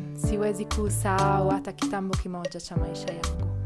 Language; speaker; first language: Swahili; non-native, fluent; Italian